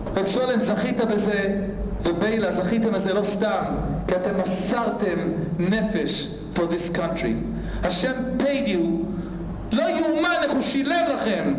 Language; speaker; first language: Hebrew; native; Hebrew